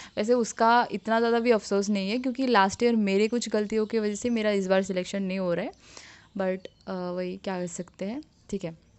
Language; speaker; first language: Hindi; non-native, local second language; Assamese